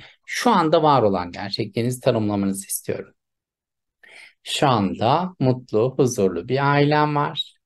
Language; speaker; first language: Turkish; native; Turkish